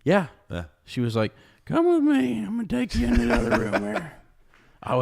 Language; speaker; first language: English; native; English